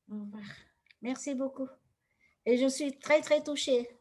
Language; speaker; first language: French; non-native, fluent; Vietnamese